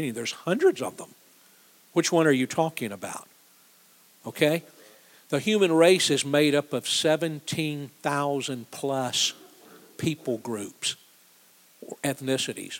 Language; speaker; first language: English; native; English